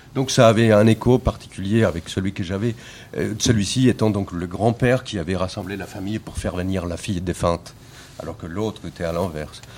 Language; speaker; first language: French; non-native, fluent; Spanish